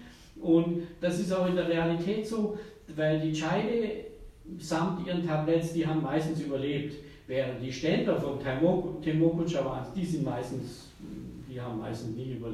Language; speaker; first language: German; native; German